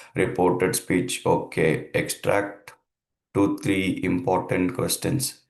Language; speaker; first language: English; non-native, local second language; Kannada